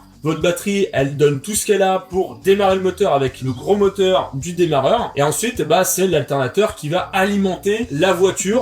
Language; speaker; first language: French; native; French